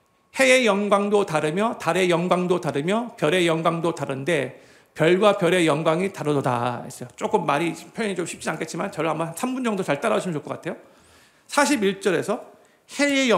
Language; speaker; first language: Korean; native; Korean